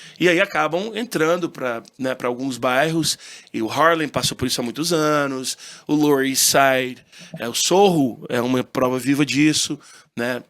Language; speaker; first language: Portuguese; early bilingual, heritage; Portuguese